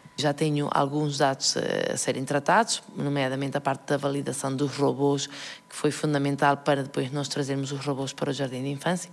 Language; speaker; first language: Portuguese; early bilingual, heritage; Portuguese